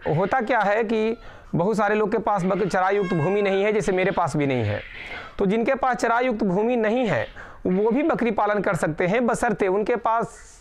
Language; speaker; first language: Hindi; native; Hindi